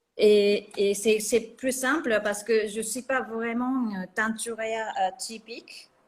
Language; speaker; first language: French; non-native, fluent; Japanese